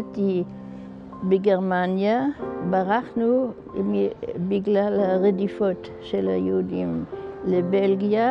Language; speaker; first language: Hebrew; non-native, fluent; German